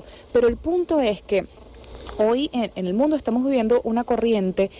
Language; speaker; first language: Spanish; native; Spanish